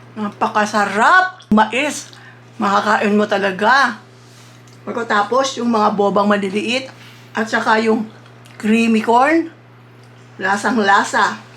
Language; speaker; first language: Filipino; native; Filipino